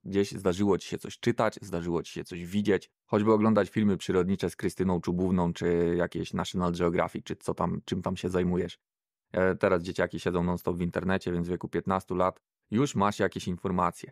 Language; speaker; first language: Polish; native; Polish